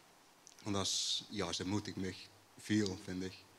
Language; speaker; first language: German; non-native, fluent; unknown